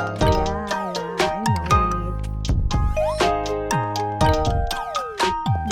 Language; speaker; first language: English; non-native, learner; Indonesian